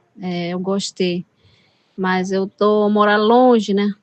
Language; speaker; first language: Portuguese; non-native, local second language; Yanomámi